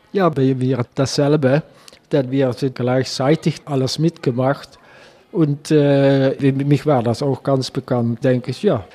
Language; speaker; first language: German; non-native, learner; Dutch